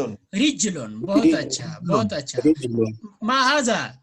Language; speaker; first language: Arabic; non-native, learner; Urdu